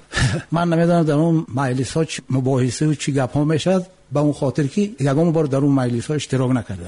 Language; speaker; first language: Tajik; native; Tajik